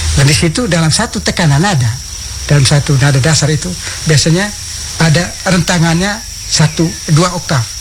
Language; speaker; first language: Indonesian; non-native, local second language; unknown